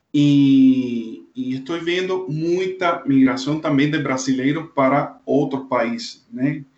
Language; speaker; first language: Portuguese; non-native, fluent; Spanish